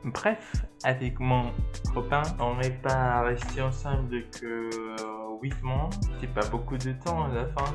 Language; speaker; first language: French; non-native, learner; Spanish